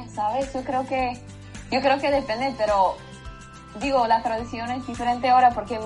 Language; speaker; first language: Spanish; non-native, fluent; English